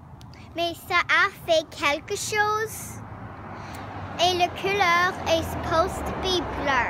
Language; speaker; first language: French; non-native, learner; English